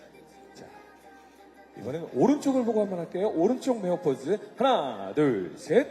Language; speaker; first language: Korean; native; Korean